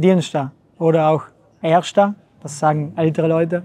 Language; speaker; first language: German; native; German